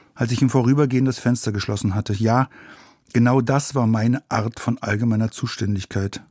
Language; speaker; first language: German; native; German